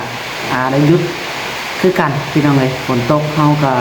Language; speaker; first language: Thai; non-native, local second language; Lao